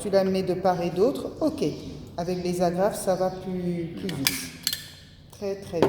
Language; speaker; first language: French; native; French